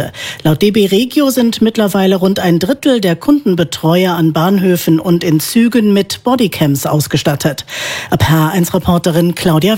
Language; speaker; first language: German; native; German